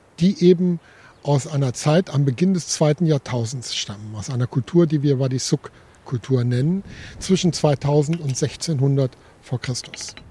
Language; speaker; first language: German; native; German